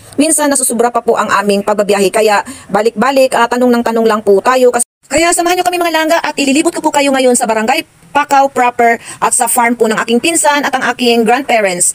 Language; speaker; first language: Filipino; non-native, local second language; Hiligaynon